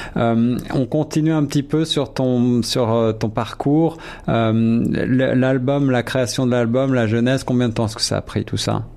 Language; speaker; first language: French; native; French